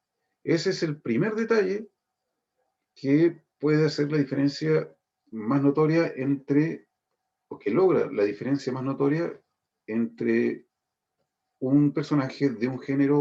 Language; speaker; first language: Spanish; native; Spanish